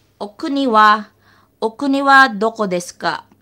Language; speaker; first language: Japanese; non-native, learner; Filipino